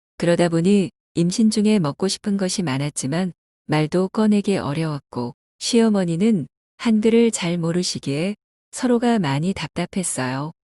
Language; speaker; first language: Korean; non-native, fluent; Chinese